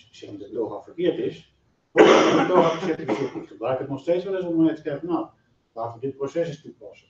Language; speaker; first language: Dutch; native; Dutch